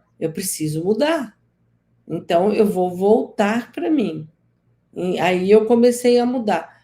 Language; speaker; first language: Portuguese; native; Portuguese